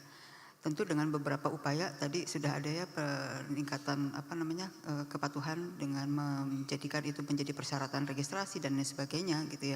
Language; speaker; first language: Indonesian; native; Indonesian